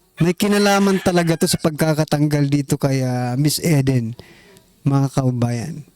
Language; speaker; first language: Filipino; non-native, local second language; Waray